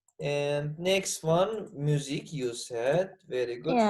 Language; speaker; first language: English; non-native, fluent; Turkish